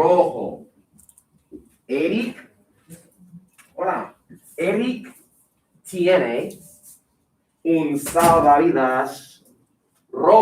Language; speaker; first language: Spanish; non-native, fluent; English